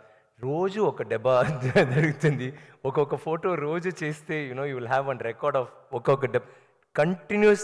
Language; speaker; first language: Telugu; non-native, learner; Tamil